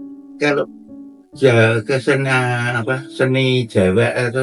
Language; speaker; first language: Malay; non-native, local second language; Javanese